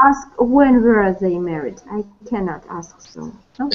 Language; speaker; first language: English; non-native, learner; Russian